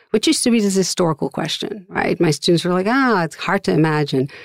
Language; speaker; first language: English; non-native, fluent; Dutch